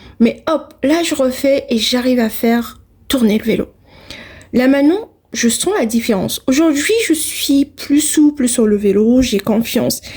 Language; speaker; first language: French; non-native, local second language; Arabic